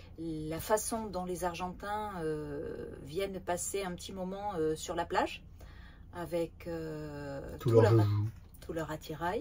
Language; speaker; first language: French; native; French